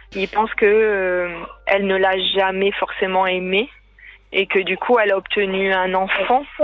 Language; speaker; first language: French; native; French